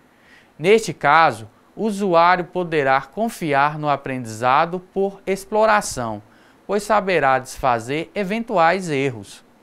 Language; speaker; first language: Portuguese; native; Portuguese